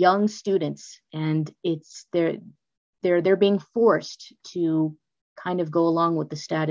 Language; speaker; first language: English; native; English